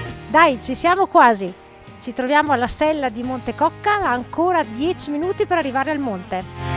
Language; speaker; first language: Italian; native; Italian